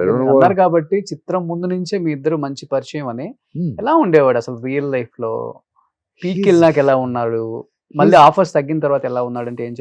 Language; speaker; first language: Telugu; native; Telugu